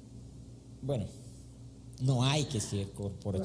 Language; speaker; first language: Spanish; non-native, learner; Portuguese